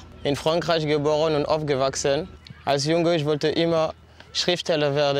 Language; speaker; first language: German; non-native, fluent; French